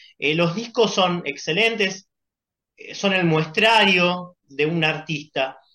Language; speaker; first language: Spanish; native; Spanish